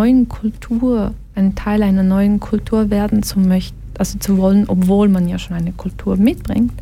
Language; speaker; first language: German; early bilingual, other home language; Portuguese